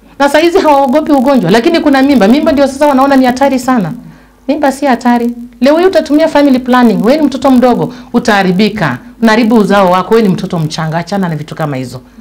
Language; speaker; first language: Swahili; non-native, local second language; Luyia